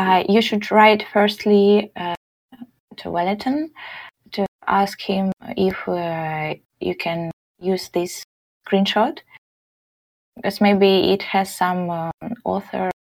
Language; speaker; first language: English; non-native, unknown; Russian